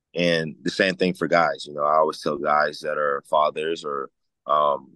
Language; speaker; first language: English; native; English